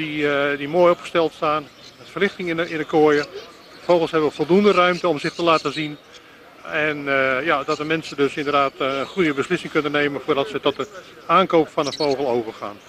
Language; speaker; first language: Dutch; native; Dutch